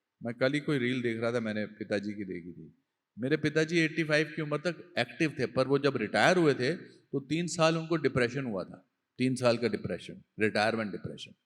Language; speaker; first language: Hindi; native; Hindi